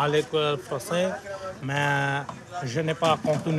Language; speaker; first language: French; non-native, learner; Bangla